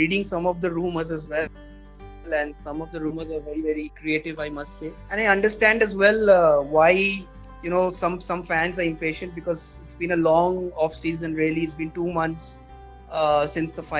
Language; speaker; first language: English; non-native, local second language; Bangla